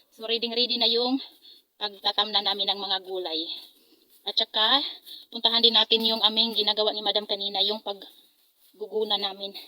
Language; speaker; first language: Filipino; non-native, local second language; Hiligaynon